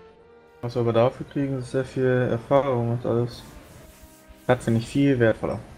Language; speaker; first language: German; native; German